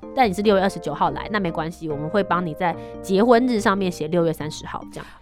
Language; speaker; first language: Chinese; native; Chinese